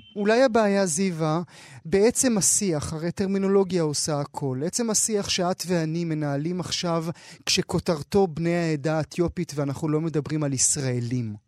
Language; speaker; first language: Hebrew; native; Hebrew